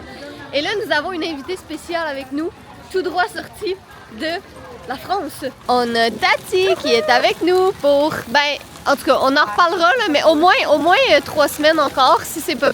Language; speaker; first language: French; native; French